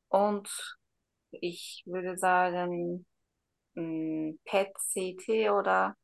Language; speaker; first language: German; non-native, learner; Turkish